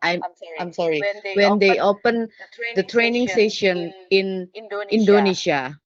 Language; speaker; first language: English; non-native, learner; Indonesian